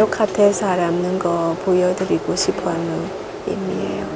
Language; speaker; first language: Korean; non-native, learner; Burmese